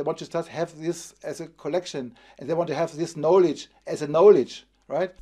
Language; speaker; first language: English; non-native, fluent; German